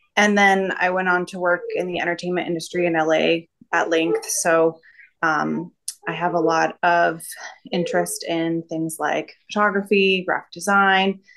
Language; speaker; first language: English; native; English